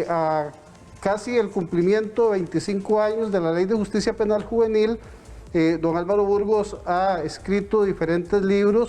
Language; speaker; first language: Spanish; native; Spanish